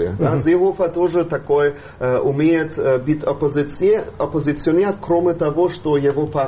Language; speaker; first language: Russian; non-native, fluent; German